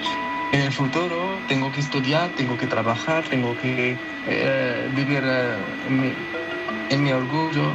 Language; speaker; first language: Spanish; non-native, local second language; Arabic